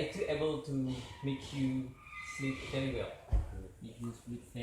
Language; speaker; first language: English; non-native, learner; Indonesian